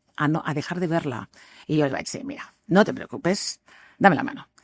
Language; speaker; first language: Spanish; native; Spanish